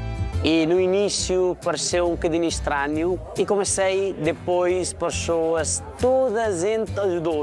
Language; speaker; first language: Portuguese; non-native, fluent; Nepali